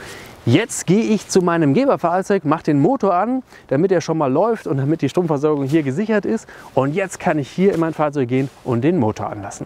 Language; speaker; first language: German; native; German